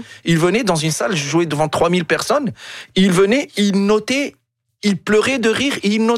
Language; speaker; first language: French; non-native, local second language; Arabic